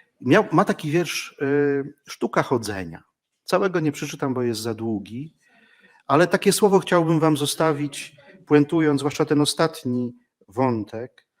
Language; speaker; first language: Polish; native; Polish